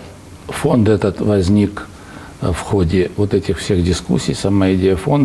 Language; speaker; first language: Russian; native; Russian